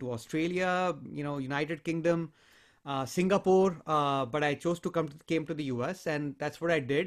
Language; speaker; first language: English; non-native, local second language; Hindi